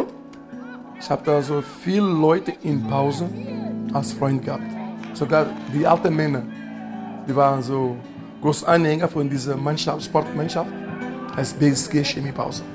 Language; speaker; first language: German; non-native, learner; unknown